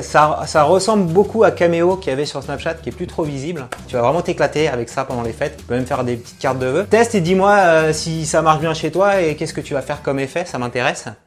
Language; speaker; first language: French; native; French